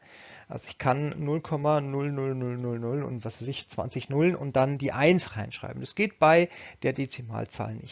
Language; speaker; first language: German; native; German